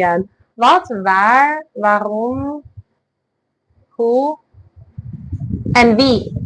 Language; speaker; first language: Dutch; non-native, fluent; English